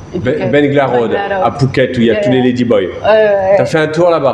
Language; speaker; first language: French; native; French